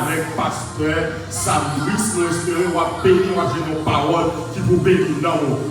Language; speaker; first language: French; non-native, local second language; Haitian Creole